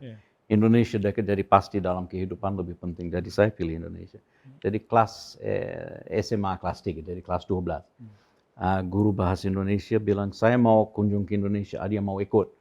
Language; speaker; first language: Indonesian; non-native, fluent; English